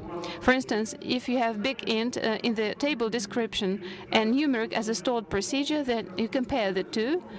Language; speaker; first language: English; non-native, fluent; Russian